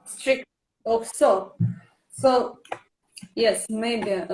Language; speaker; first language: English; non-native, learner; Russian